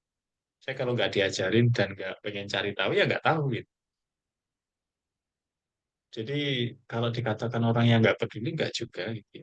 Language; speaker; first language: Indonesian; native; Indonesian